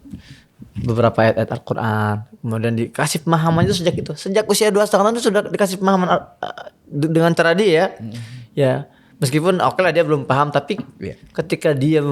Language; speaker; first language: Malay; non-native, fluent; Arabic